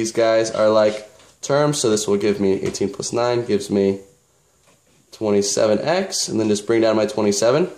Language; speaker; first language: English; native; English